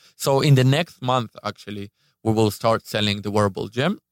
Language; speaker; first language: English; non-native, fluent; Hebrew